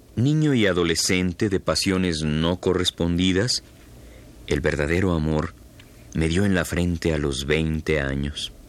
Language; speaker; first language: Spanish; native; Spanish